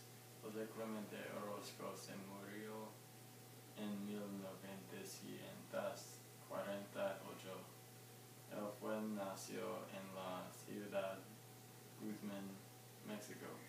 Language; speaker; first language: Spanish; non-native, learner; English